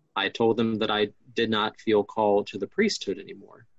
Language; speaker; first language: English; native; English